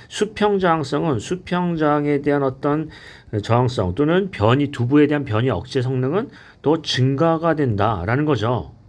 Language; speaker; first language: Korean; native; Korean